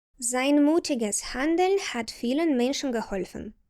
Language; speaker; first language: German; non-native, fluent; Ukrainian